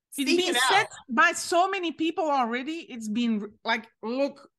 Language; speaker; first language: English; non-native, fluent; French